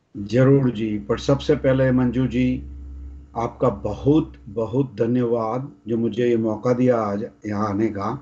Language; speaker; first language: Hindi; non-native, local second language; Sindhi